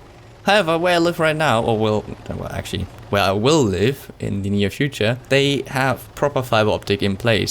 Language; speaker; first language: English; non-native, fluent; German